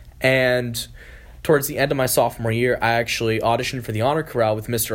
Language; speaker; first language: English; native; English